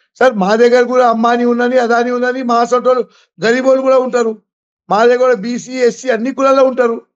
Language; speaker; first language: Telugu; non-native, local second language; Gujarati